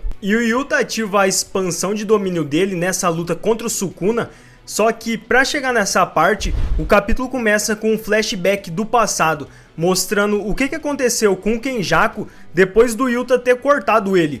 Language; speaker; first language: Portuguese; native; Portuguese